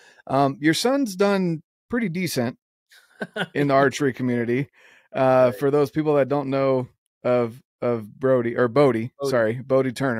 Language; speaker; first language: English; native; English